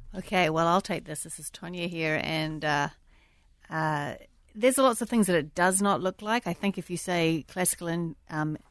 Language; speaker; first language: English; native; English